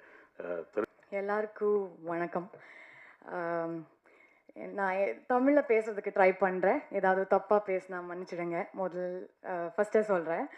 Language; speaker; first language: Tamil; non-native, learner; Kannada